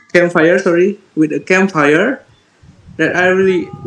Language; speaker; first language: English; non-native, learner; Indonesian